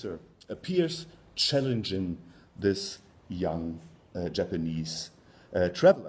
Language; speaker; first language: English; non-native, fluent; German